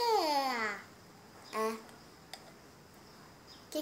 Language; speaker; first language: Portuguese; native; Portuguese